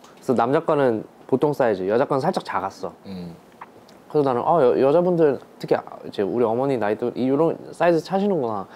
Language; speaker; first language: Korean; early bilingual, heritage; Korean